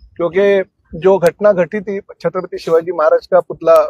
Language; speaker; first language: Hindi; non-native, local second language; Marathi